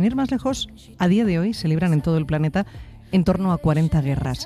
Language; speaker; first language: Spanish; native; Spanish